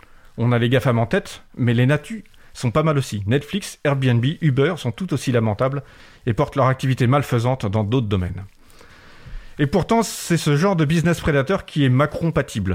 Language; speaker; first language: French; native; French